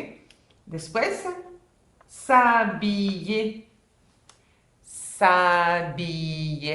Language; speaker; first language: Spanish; non-native, fluent; French